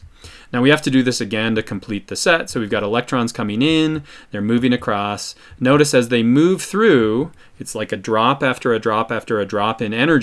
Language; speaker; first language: English; native; English